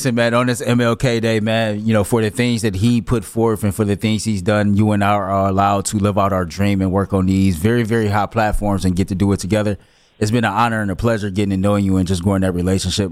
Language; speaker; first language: English; native; English